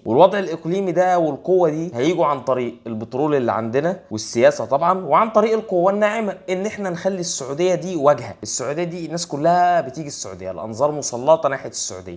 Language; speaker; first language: Arabic; native; Arabic